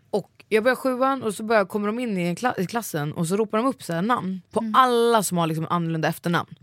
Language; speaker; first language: Swedish; early bilingual, other home language; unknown